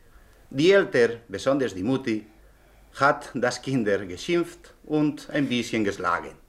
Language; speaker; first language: German; non-native, learner; Spanish